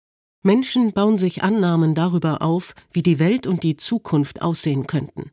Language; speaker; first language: German; native; German